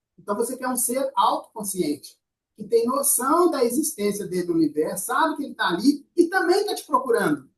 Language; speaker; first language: Portuguese; native; Portuguese